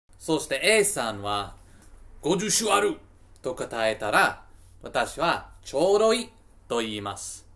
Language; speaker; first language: Japanese; non-native, learner; English